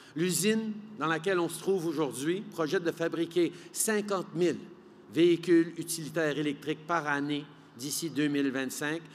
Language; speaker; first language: French; early bilingual, heritage; French